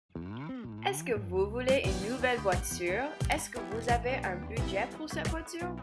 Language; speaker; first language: French; non-native, learner; English